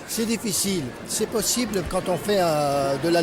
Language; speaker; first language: French; native; French